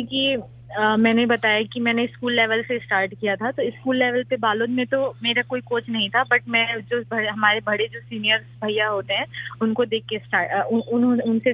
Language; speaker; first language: Hindi; native; Hindi